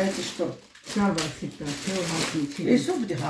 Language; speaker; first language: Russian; non-native, local second language; Armenian